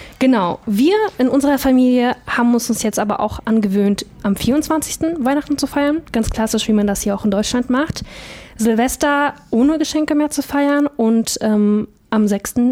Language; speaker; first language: German; early bilingual, other home language; Russian